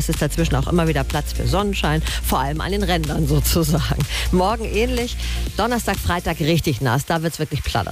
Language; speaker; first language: German; native; German